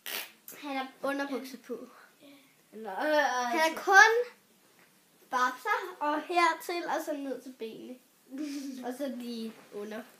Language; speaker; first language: Danish; early bilingual, other home language; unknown